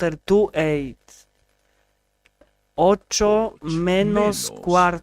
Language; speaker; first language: Spanish; non-native, learner; English